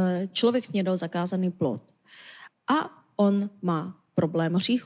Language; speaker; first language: Czech; non-native, fluent; Korean